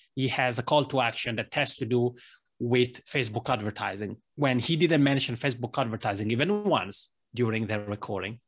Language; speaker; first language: English; non-native, fluent; Italian